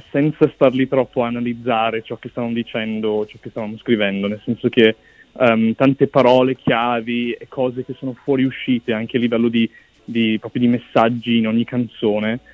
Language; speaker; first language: Italian; early bilingual, other home language; English